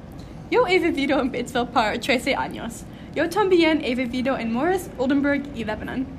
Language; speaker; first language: Spanish; non-native, learner; English